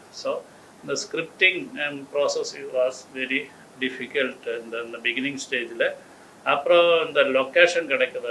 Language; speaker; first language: Tamil; non-native, learner; Malayalam